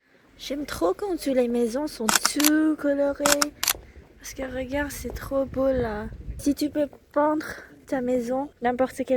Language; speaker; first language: French; non-native, learner; Indonesian